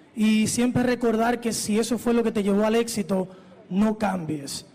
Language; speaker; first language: Spanish; early bilingual, heritage; Spanish